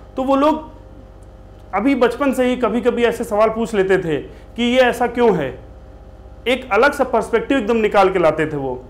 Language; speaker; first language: Hindi; native; Hindi